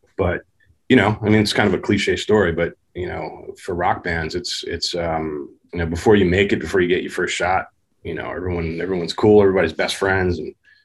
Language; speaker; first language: English; native; English